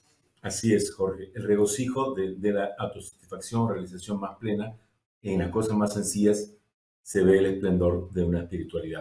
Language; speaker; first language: Spanish; native; Spanish